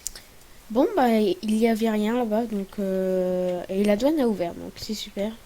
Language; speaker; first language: French; native; French